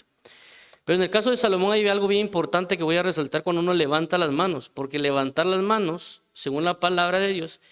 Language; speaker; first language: Spanish; native; Spanish